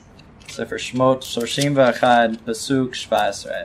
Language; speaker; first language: Hebrew; non-native, fluent; English